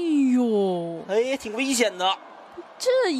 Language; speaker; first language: Chinese; native; Chinese